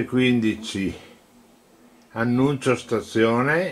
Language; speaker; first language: Italian; native; Italian